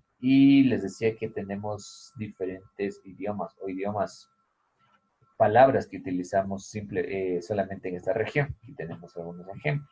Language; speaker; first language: Spanish; native; Spanish